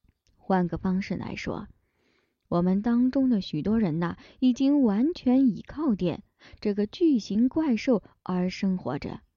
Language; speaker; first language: Chinese; native; Chinese